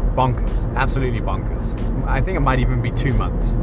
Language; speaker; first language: English; native; English